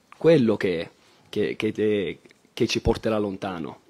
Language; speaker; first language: Italian; native; Italian